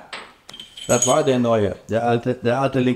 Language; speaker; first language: German; non-native, learner; Dutch